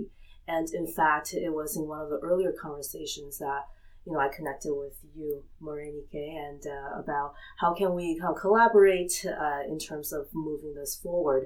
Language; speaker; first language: English; early bilingual, other home language; Chinese